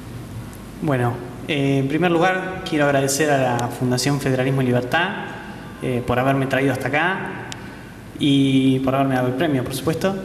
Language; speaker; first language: Spanish; native; Spanish